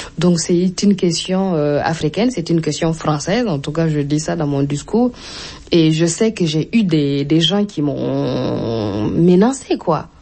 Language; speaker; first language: French; non-native, local second language; Mossi